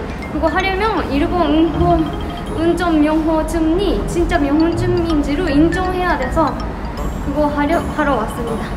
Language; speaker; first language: Korean; non-native, fluent; Japanese